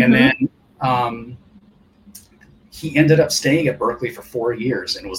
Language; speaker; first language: English; early bilingual, other home language; Japanese